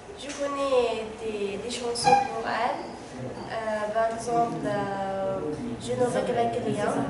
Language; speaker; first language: French; non-native, learner; Arabic